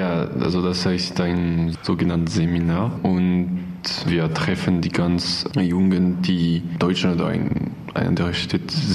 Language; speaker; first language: German; non-native, learner; French